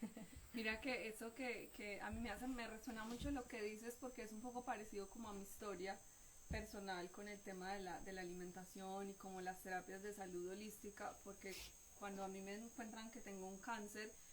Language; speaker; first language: Spanish; native; Spanish